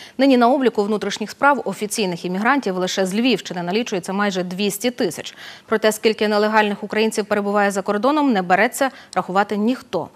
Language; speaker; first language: Ukrainian; native; Ukrainian